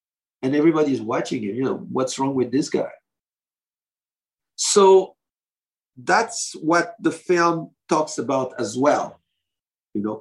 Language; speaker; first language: English; non-native, fluent; French